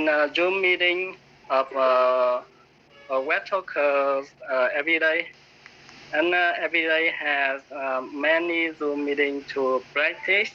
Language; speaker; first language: English; non-native, learner; Vietnamese